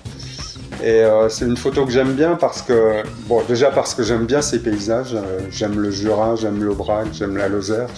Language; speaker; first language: French; native; French